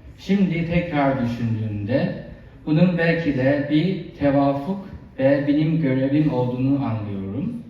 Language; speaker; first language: Turkish; non-native, fluent; Chinese